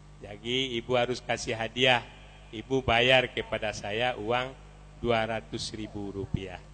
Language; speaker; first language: Indonesian; non-native, local second language; Minangkabau